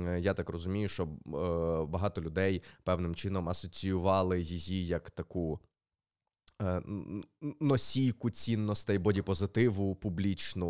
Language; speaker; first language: Ukrainian; native; Ukrainian